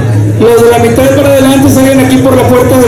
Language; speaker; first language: Spanish; native; Spanish